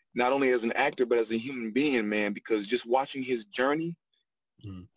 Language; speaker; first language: English; native; English